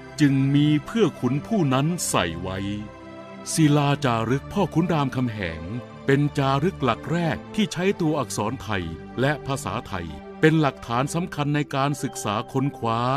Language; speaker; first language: Thai; native; Thai